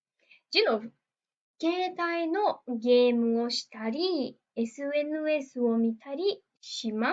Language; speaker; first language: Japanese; non-native, fluent; Portuguese